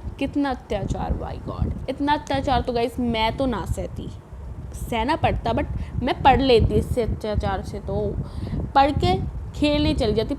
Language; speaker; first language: Hindi; non-native, local second language; Punjabi